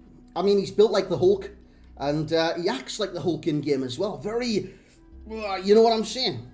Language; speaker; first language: English; native; English